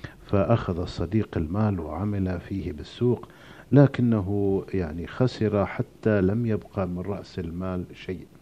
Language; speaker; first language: Arabic; native; Arabic